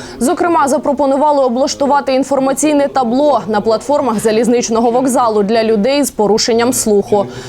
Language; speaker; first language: Ukrainian; native; Ukrainian